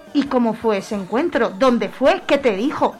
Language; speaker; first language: Spanish; native; Spanish